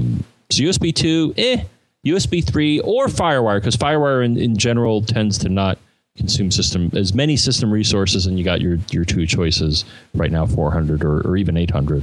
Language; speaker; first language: English; native; English